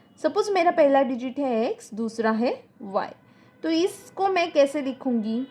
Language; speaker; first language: Hindi; non-native, local second language; Marathi